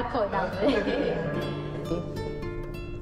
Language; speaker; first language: French; non-native, learner; English